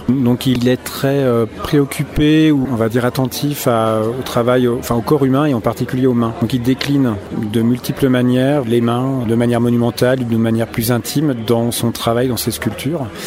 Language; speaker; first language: French; native; French